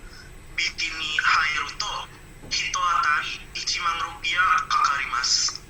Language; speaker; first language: Japanese; non-native, learner; Indonesian